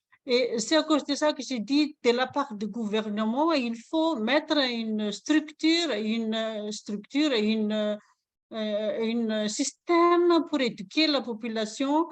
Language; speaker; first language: French; non-native, local second language; Malagasy